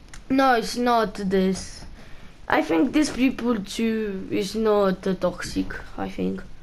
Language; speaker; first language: English; non-native, learner; Romanian